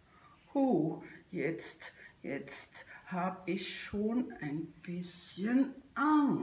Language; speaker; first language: German; native; German